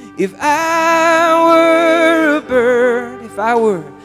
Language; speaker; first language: English; native; English